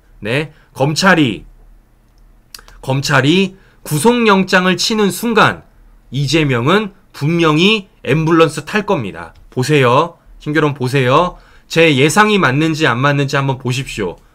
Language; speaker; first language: Korean; native; Korean